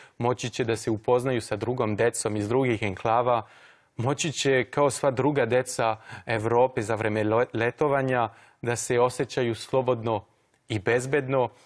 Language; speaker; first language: Croatian; non-native, fluent; French